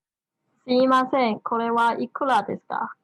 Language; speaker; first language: Japanese; non-native, learner; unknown